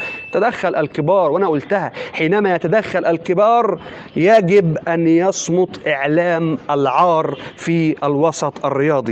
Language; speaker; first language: Arabic; native; Arabic